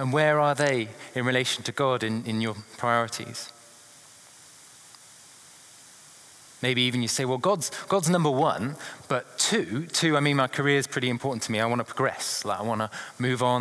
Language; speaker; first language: English; native; English